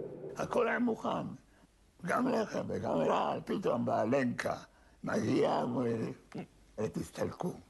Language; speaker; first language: Hebrew; non-native, fluent; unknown